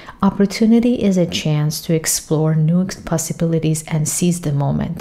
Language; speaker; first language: English; non-native, fluent; Persian